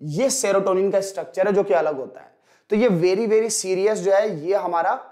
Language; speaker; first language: Hindi; native; Hindi